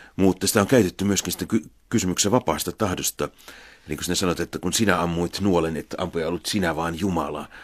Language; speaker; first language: Finnish; native; Finnish